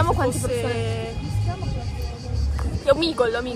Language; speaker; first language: Italian; native; Italian